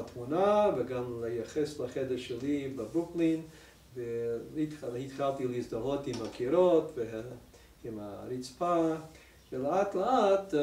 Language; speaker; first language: Hebrew; non-native, fluent; English